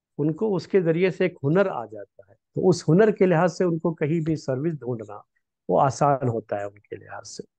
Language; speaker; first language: Hindi; native; Hindi